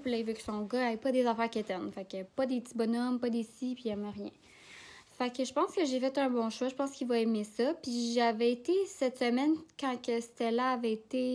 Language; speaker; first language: French; native; French